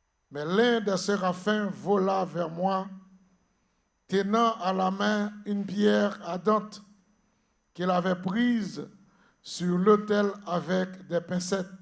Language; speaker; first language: French; non-native, local second language; Haitian Creole